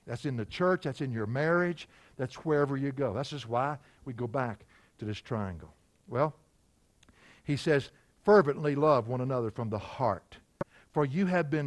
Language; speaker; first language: English; native; English